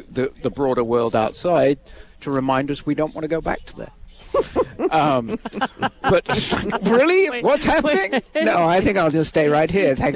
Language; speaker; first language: English; native; English